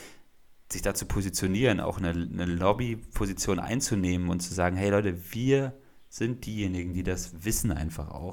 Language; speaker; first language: German; native; German